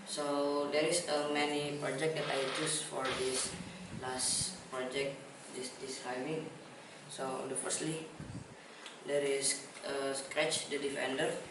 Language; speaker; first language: English; non-native, learner; Indonesian